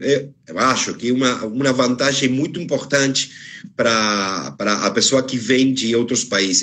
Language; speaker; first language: Portuguese; non-native, fluent; Spanish